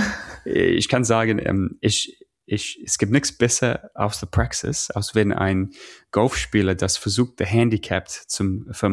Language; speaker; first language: German; non-native, learner; English